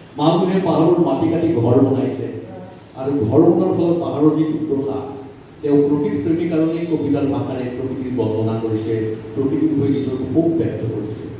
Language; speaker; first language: Assamese; native; Assamese